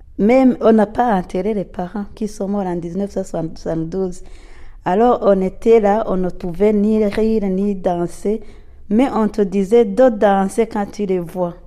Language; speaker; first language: French; non-native, local second language; Rundi